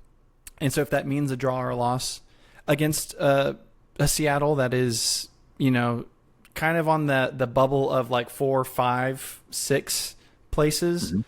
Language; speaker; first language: English; native; English